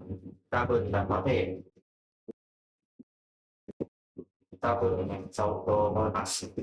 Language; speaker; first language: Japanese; non-native, fluent; Vietnamese